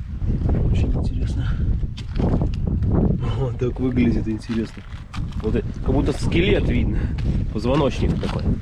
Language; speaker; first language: Russian; native; Russian